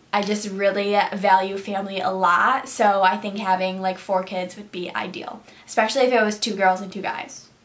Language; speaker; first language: English; native; English